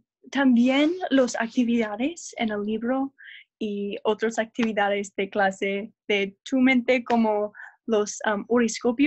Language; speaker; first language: Spanish; non-native, learner; English